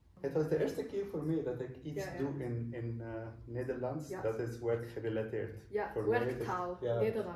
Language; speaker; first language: Dutch; non-native, learner; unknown